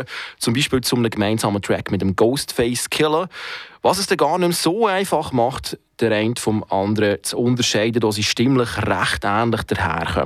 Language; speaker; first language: German; native; German